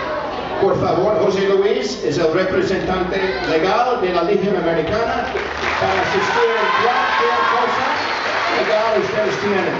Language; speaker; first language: Spanish; non-native, fluent; English